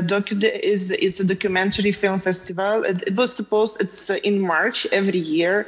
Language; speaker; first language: English; non-native, fluent; Ukrainian